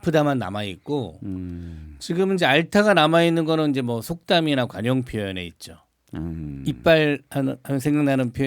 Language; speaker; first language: Korean; native; Korean